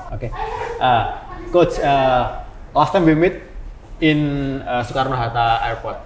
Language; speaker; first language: English; non-native, learner; Indonesian